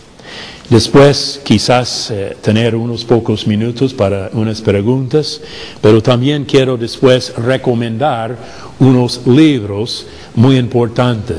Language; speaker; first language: Spanish; non-native, fluent; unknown